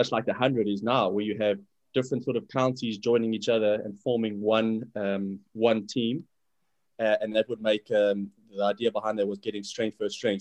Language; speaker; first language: English; native; English